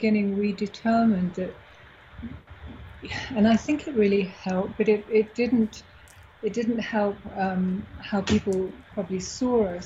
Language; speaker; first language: English; native; English